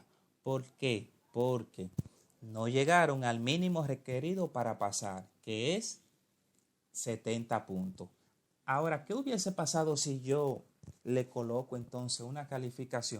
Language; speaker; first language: Spanish; native; Spanish